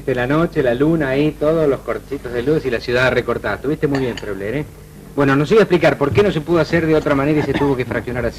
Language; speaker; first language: Spanish; native; Spanish